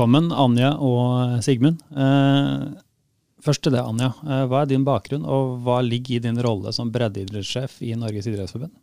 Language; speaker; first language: Norwegian; native; Norwegian